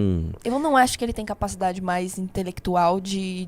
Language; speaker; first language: Portuguese; native; Portuguese